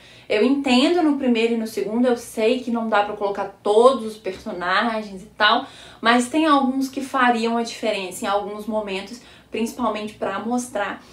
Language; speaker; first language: Portuguese; native; Portuguese